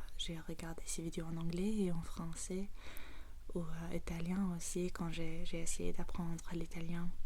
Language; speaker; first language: French; non-native, fluent; English